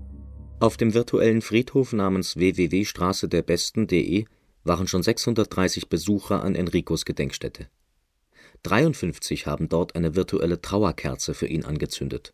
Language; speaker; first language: German; native; German